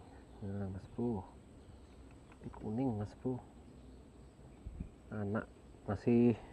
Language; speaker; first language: Indonesian; native; Indonesian